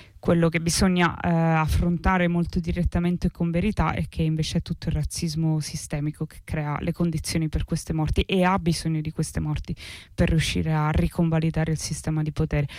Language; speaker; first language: Italian; native; Italian